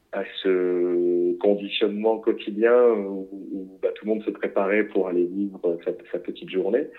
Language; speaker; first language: French; native; French